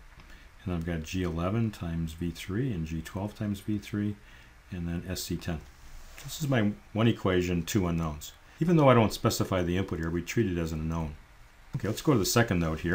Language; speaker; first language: English; native; English